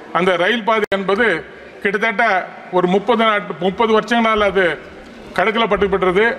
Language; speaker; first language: Tamil; non-native, local second language; Telugu